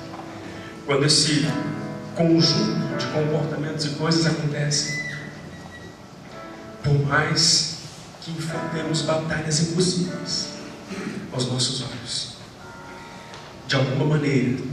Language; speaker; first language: Portuguese; native; Portuguese